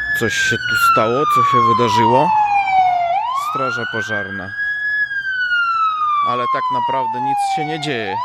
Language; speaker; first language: Polish; non-native, learner; Russian